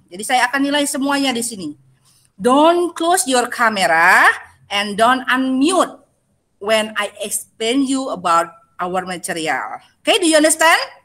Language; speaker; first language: English; non-native, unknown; Indonesian